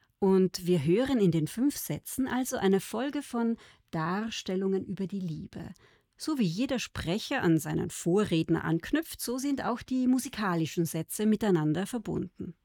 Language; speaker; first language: German; native; German